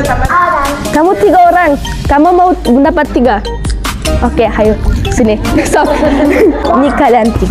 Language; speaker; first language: Indonesian; non-native, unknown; German